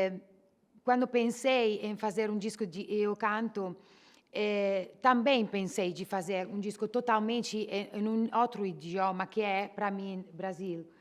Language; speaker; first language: Portuguese; non-native, learner; Italian